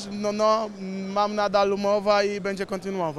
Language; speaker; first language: Polish; non-native, learner; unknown